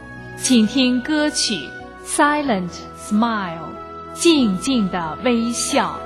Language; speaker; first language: Chinese; native; Chinese